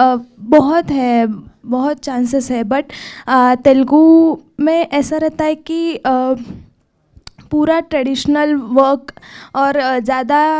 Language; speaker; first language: Hindi; non-native, local second language; Marathi